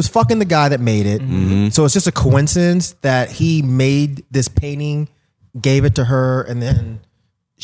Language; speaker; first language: English; native; English